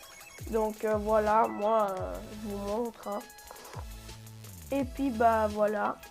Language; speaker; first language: French; native; French